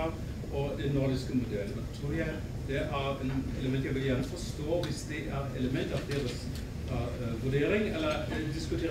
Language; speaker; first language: Norwegian; non-native, fluent; German